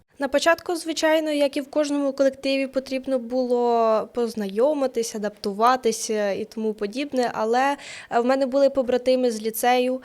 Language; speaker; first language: Ukrainian; native; Ukrainian